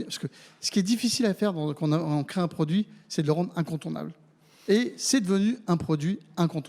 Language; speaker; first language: French; native; French